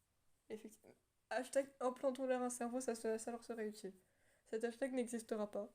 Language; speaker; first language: French; native; French